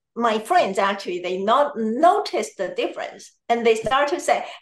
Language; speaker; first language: English; non-native, fluent; Chinese